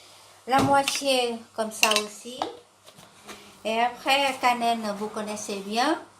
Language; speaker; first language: French; non-native, fluent; Vietnamese